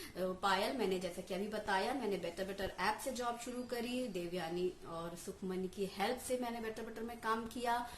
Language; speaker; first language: Hindi; native; Hindi